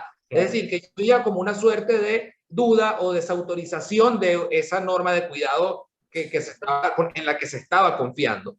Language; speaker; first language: Spanish; native; Spanish